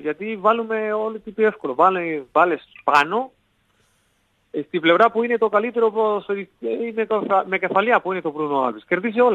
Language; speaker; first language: Greek; non-native, learner; Spanish